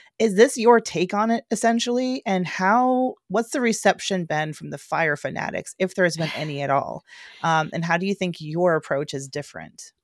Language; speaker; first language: English; native; English